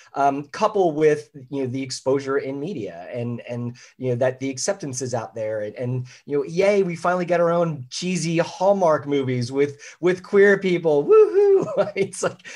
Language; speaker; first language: English; native; English